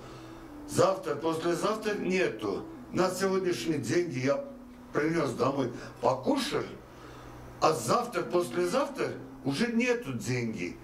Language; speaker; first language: Russian; non-native, learner; Armenian